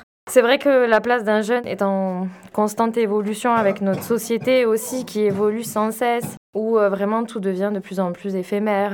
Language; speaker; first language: French; native; French